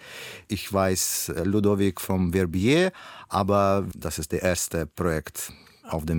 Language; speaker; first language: German; non-native, learner; Russian